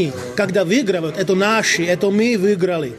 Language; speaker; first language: Russian; non-native, local second language; Czech